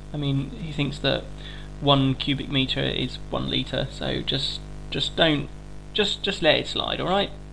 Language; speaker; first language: English; native; English